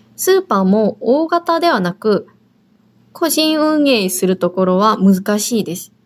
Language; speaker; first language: Japanese; non-native, fluent; Korean